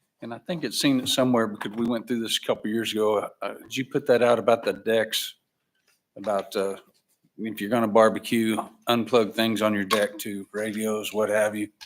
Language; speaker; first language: English; native; English